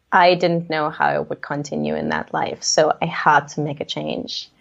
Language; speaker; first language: English; non-native, fluent; German